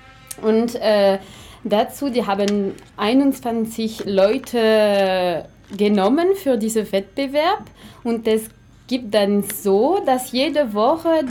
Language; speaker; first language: German; non-native, fluent; French